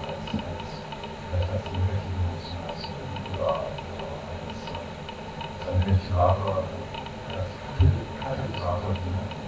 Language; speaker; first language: German; early bilingual, other home language; Korean